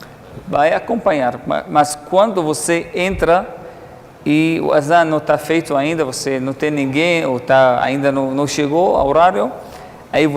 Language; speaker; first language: Portuguese; non-native, fluent; Arabic